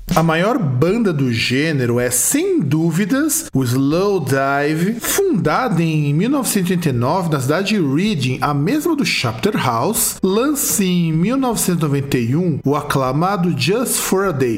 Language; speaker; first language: Portuguese; native; Portuguese